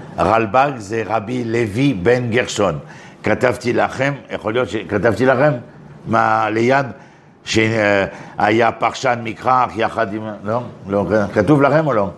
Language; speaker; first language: Hebrew; non-native, fluent; French